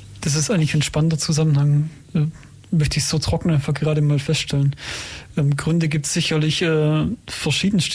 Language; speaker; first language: German; native; German